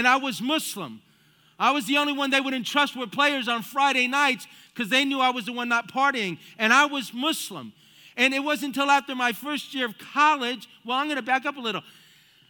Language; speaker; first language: English; native; English